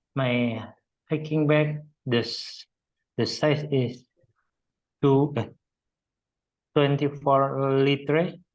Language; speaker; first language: English; non-native, learner; Indonesian